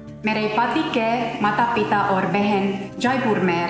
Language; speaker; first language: Hindi; non-native, learner; Finnish